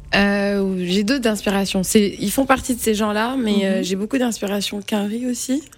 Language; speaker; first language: French; native; French